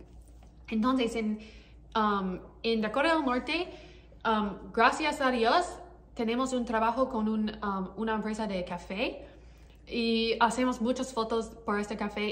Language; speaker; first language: Spanish; non-native, learner; English